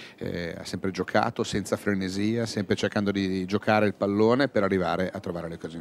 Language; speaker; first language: Italian; native; Italian